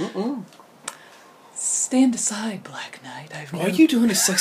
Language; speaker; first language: English; native; English